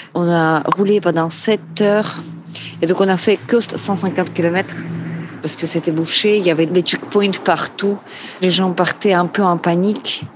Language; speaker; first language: French; non-native, fluent; Ukrainian